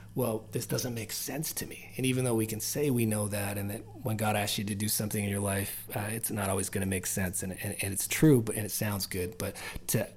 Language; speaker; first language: English; native; English